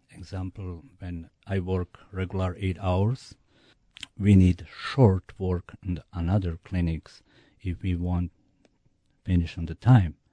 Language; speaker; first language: English; non-native, learner; Bosnian